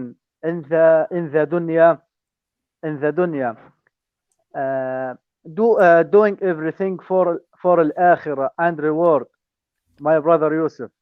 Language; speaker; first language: English; non-native, learner; Arabic